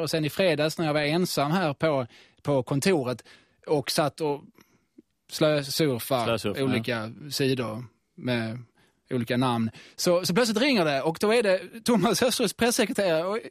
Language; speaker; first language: Swedish; native; Swedish